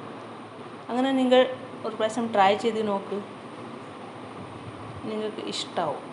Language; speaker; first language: Malayalam; non-native, local second language; Marathi